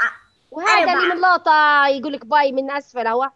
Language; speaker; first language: Arabic; native; Arabic